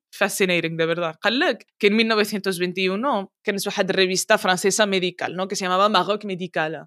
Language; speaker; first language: Spanish; early bilingual, other home language; Arabic